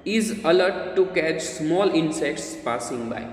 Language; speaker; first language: English; non-native, local second language; Gujarati